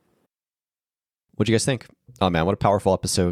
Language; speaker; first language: English; native; English